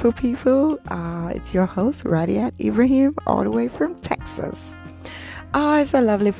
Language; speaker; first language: English; non-native, local second language; Yoruba